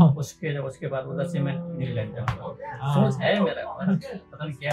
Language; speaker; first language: Hindi; non-native, learner; Nepali